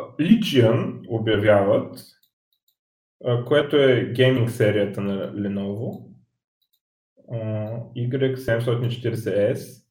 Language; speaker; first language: Bulgarian; native; Bulgarian